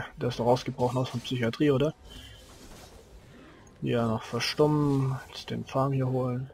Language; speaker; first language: German; native; German